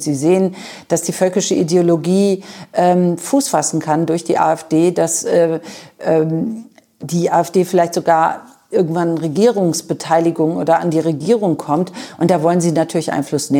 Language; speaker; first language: German; native; German